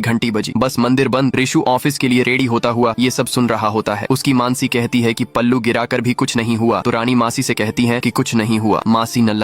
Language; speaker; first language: Hindi; native; Hindi